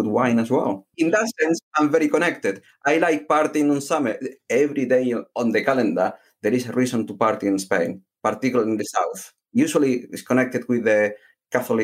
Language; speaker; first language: English; non-native, fluent; Spanish